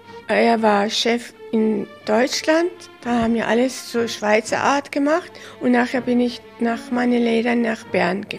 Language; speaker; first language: German; early bilingual, heritage; German